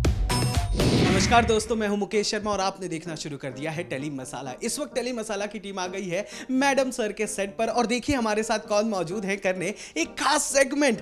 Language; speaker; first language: Hindi; native; Hindi